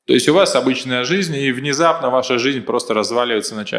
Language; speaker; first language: Russian; native; Russian